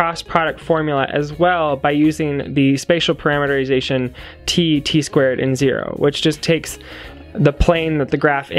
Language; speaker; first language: English; native; English